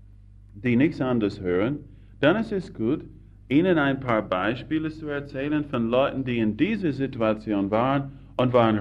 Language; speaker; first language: German; non-native, fluent; English